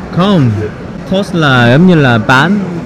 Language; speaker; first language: Vietnamese; non-native, fluent; Korean